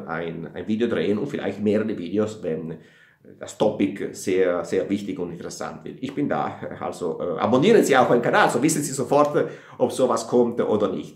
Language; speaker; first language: German; non-native, fluent; Italian